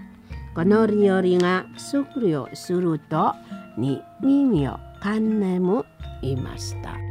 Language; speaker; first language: Japanese; non-native, learner; Indonesian